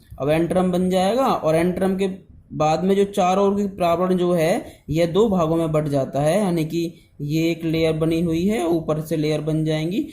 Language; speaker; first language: Hindi; native; Hindi